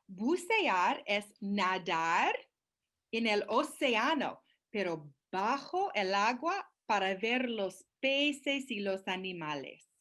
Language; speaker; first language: Spanish; non-native, fluent; English